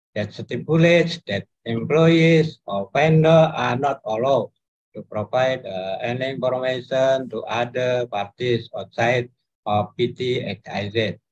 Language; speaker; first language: English; non-native, learner; Indonesian